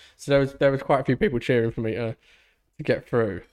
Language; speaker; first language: English; native; English